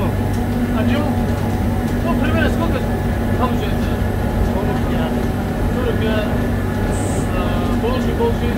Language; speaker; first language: Russian; non-native, local second language; Tajik